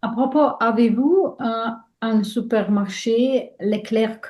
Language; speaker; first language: French; non-native, learner; Russian